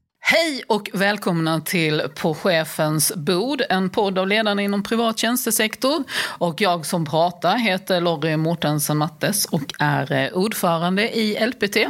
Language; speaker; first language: Swedish; early bilingual, other home language; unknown